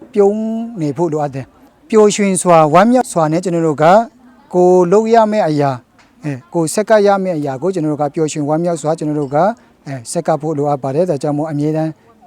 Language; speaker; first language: Burmese; non-native, local second language; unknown